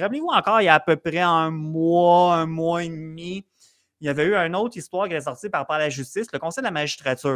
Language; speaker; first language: French; native; French